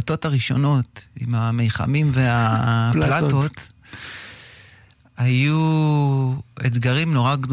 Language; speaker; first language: Hebrew; native; Hebrew